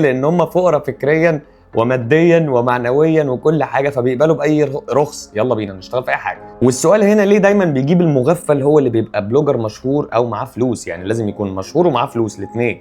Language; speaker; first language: Arabic; native; Arabic